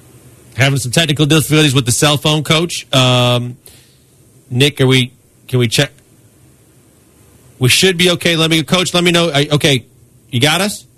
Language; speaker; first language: English; native; English